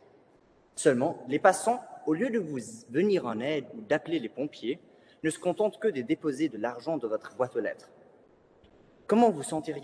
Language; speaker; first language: French; native; French